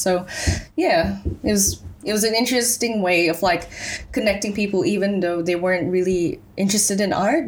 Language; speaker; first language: English; early bilingual, other home language; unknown